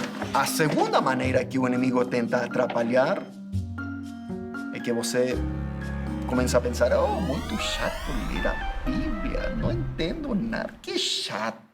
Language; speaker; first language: Portuguese; non-native, fluent; English